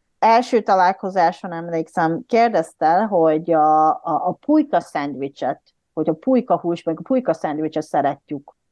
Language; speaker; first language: Hungarian; non-native, fluent; Japanese